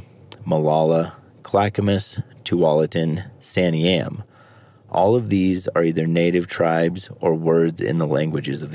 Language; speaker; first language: English; native; English